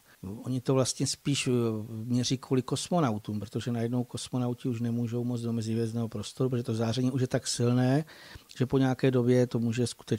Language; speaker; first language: Czech; native; Czech